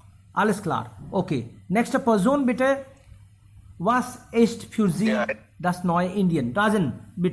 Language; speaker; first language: German; non-native, fluent; Hindi